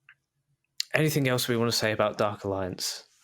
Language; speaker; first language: English; native; English